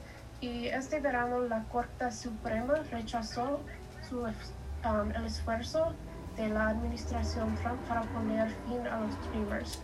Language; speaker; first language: Spanish; non-native, learner; English